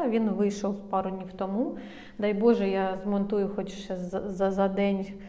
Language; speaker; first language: Ukrainian; non-native, local second language; Russian